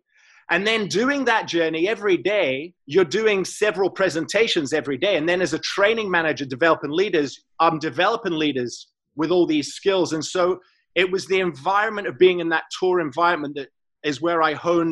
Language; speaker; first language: English; native; English